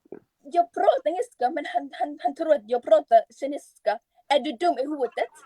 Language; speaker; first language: Swedish; non-native, learner; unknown